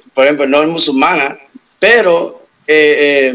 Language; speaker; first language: Spanish; native; Spanish